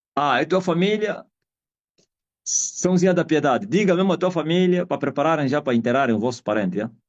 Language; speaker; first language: Portuguese; non-native, local second language; Kongo